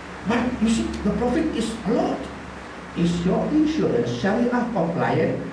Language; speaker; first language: English; non-native, local second language; Malay